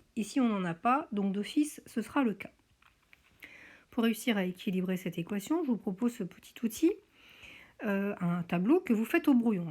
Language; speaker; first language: French; native; French